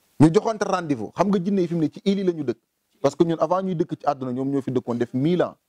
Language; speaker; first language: Wolof; native; Wolof